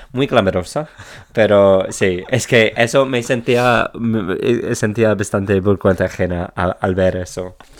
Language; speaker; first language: Spanish; non-native, fluent; English